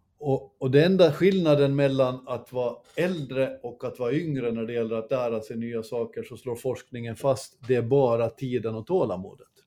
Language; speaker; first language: Swedish; native; Swedish